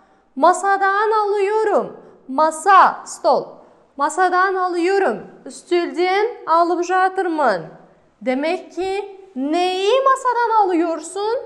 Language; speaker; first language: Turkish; non-native, fluent; Kazakh